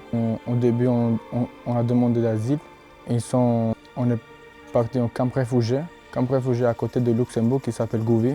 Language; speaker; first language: French; non-native, learner; Albanian